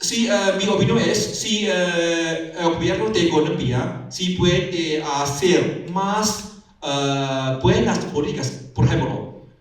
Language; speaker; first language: Spanish; non-native, learner; Chinese